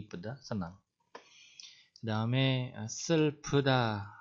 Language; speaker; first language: Korean; non-native, fluent; Indonesian